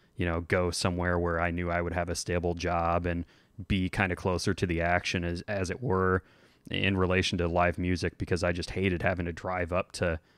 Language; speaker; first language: English; native; English